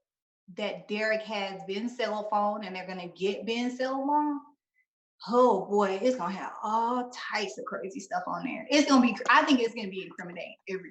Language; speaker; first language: English; native; English